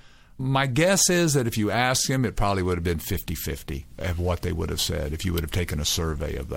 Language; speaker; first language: English; native; English